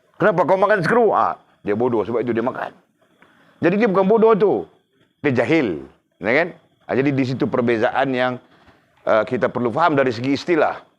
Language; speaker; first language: Malay; native; Malay